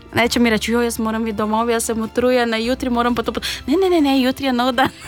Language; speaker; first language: Slovenian; non-native, fluent; Portuguese